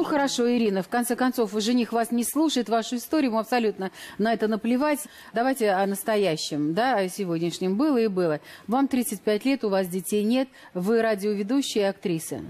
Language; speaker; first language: Russian; native; Russian